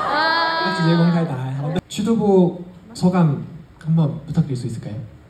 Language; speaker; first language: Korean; non-native, fluent; Chinese